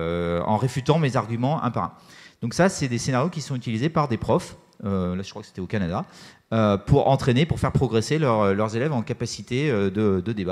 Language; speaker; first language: French; native; French